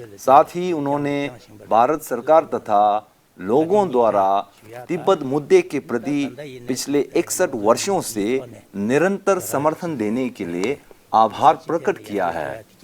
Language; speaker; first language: Hindi; non-native, local second language; Tibetan